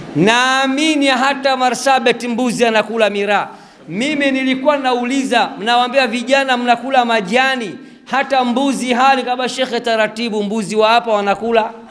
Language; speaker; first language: Swahili; native; Swahili